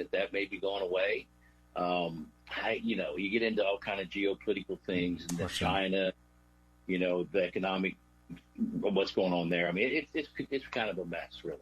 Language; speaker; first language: English; native; English